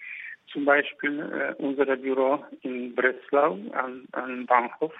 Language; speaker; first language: German; non-native, fluent; Polish